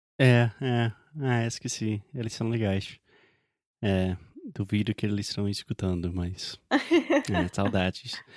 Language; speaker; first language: Portuguese; non-native, fluent; English